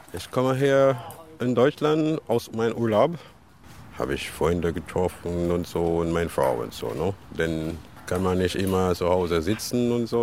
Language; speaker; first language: German; non-native, learner; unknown